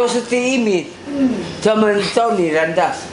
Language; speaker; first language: Chinese; non-native, local second language; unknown